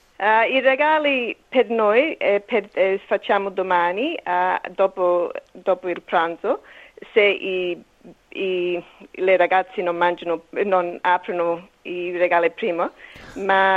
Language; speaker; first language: Italian; early bilingual, heritage; English